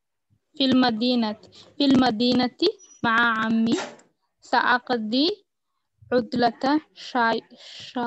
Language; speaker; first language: Arabic; non-native, learner; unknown